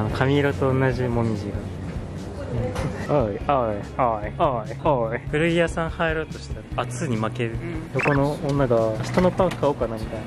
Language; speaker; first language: Japanese; native; Japanese